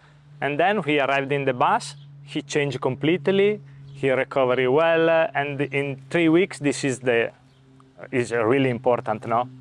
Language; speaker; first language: English; non-native, learner; Italian